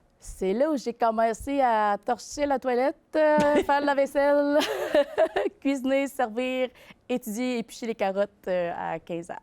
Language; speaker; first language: French; early bilingual, other home language; Vietnamese